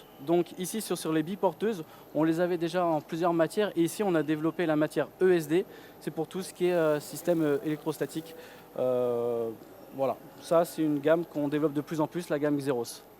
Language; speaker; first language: French; native; French